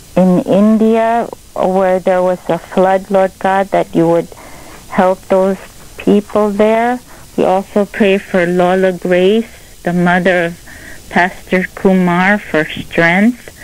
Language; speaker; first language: English; non-native, local second language; Filipino